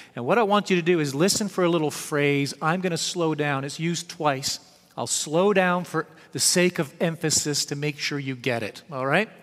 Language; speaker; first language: English; native; English